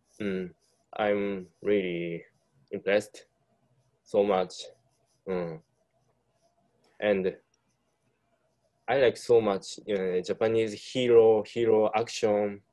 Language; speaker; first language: English; non-native, learner; Japanese